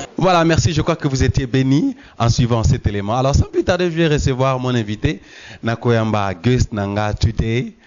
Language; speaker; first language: French; non-native, local second language; Lingala